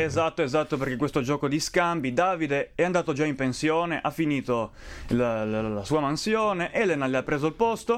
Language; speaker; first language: Italian; native; Italian